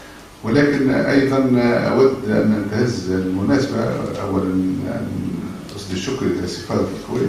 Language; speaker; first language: Arabic; native; Arabic